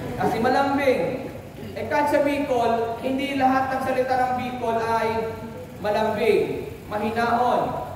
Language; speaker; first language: Filipino; native; Filipino